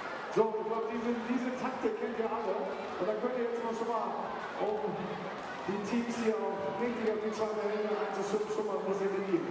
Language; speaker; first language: German; native; German